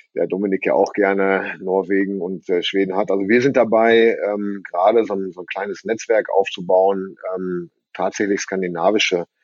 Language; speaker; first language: German; native; German